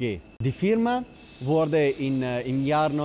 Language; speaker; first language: German; non-native, fluent; Italian